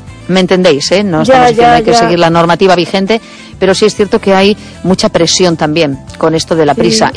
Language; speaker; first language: Spanish; native; Spanish